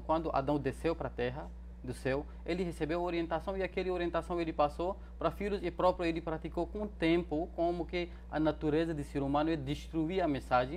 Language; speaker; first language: Portuguese; non-native, fluent; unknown